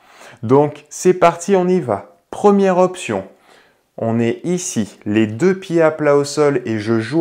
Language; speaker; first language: French; native; French